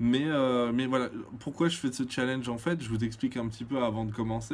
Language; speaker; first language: French; native; French